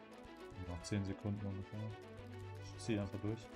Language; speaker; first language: German; native; German